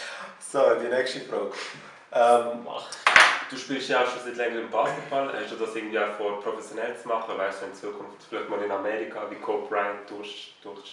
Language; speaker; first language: German; native; German